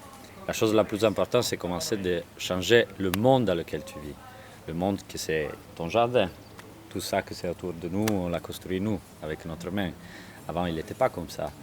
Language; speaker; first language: French; non-native, learner; Italian